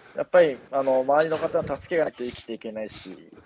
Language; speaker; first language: Japanese; native; Japanese